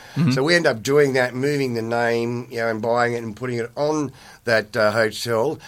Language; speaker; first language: English; native; English